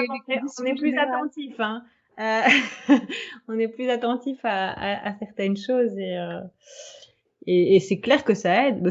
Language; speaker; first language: French; native; French